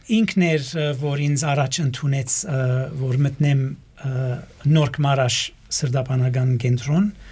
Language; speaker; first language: Armenian; early bilingual, heritage; Armenian